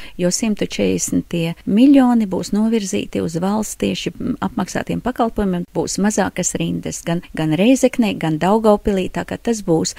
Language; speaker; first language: Latvian; native; Latvian